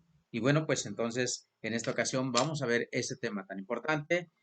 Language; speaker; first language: Spanish; native; Spanish